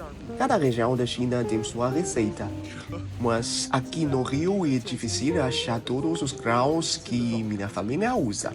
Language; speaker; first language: Portuguese; non-native, learner; Chinese